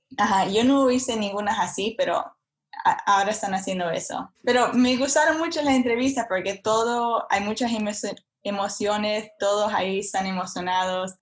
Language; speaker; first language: Spanish; early bilingual, heritage; Spanish